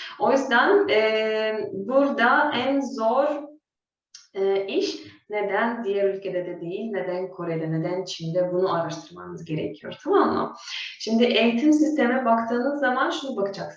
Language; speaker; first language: Turkish; non-native, fluent; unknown